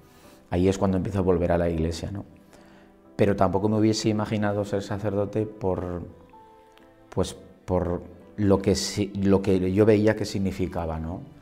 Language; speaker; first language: Spanish; native; Spanish